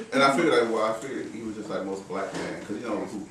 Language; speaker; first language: English; native; English